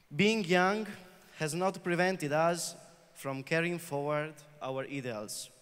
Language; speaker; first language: English; non-native, fluent; Italian